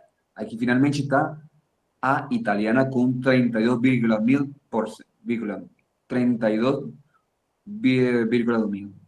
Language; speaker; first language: Portuguese; non-native, fluent; Spanish